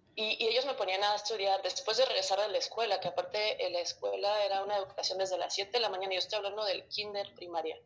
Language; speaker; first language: Spanish; early bilingual, other home language; Russian